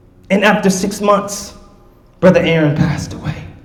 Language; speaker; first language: English; native; English